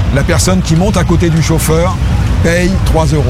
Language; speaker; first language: French; native; French